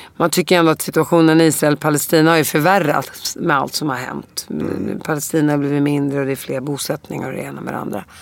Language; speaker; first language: Swedish; early bilingual, other home language; Arabic